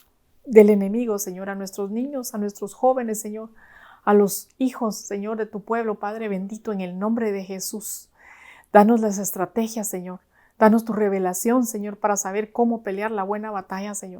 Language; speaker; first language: Spanish; native; Spanish